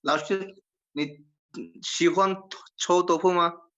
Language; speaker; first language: Chinese; non-native, learner; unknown